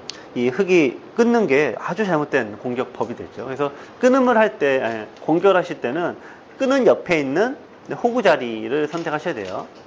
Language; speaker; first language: Korean; native; Korean